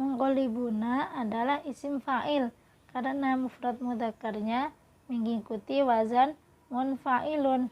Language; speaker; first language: Indonesian; native; Indonesian